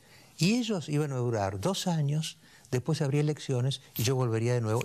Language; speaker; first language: Spanish; native; Spanish